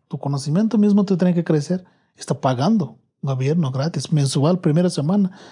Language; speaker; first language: Spanish; non-native, learner; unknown